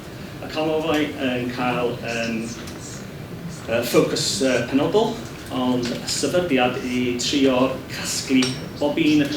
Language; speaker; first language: Welsh; non-native, learner; English